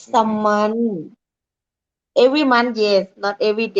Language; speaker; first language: English; non-native, learner; Thai